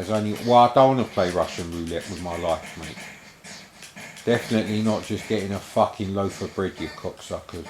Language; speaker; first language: English; native; English